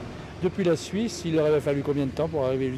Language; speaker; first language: French; native; French